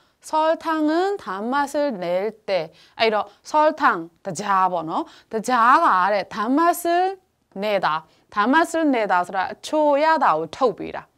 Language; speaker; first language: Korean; non-native, fluent; Burmese